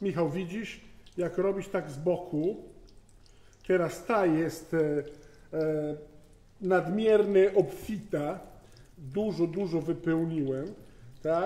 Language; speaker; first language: Polish; non-native, fluent; Italian